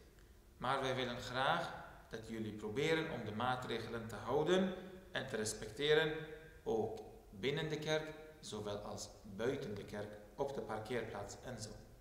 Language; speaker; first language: Dutch; non-native, fluent; Turoyo